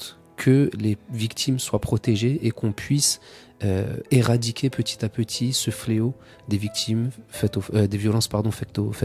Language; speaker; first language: French; native; French